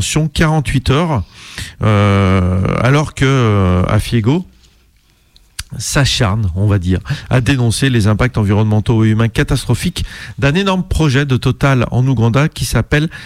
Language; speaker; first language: French; native; French